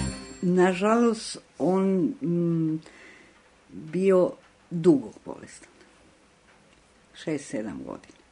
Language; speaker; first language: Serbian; non-native, fluent; Spanish